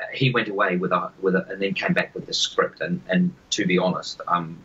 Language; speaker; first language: English; native; English